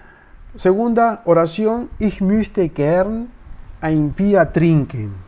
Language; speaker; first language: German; non-native, learner; Spanish